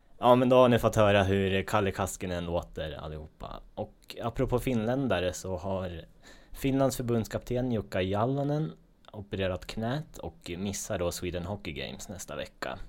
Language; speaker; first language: Swedish; native; Swedish